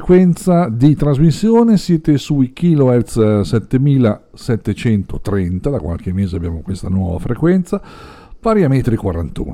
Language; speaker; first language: Italian; native; Italian